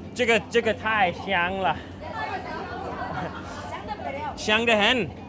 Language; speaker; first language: Chinese; non-native, fluent; English